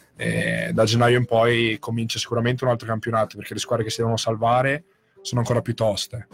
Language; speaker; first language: Italian; native; Italian